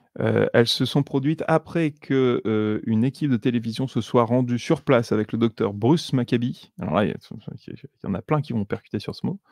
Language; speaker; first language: French; native; French